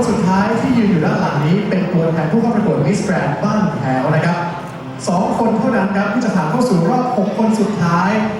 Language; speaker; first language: Thai; native; Thai